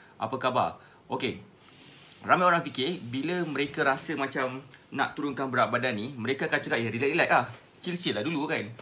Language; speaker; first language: Malay; native; Malay